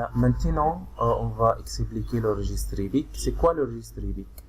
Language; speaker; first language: French; non-native, fluent; Arabic